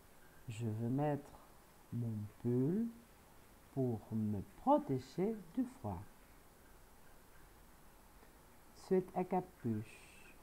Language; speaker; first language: French; non-native, fluent; Spanish